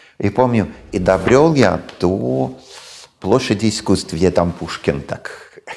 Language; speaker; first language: Russian; non-native, fluent; English